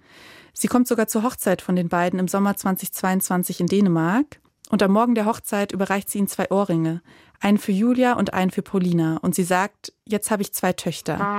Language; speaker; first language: German; native; German